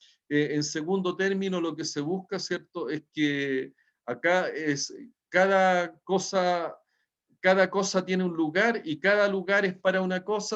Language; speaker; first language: Spanish; native; Spanish